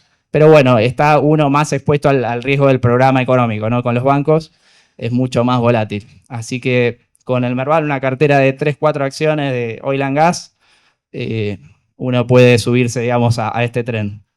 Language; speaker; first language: Spanish; native; Spanish